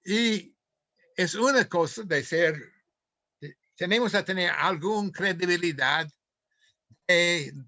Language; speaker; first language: Spanish; non-native, fluent; English